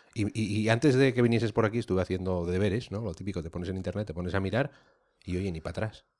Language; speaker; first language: Spanish; native; Spanish